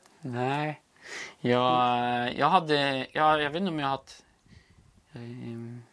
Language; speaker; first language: Swedish; native; Swedish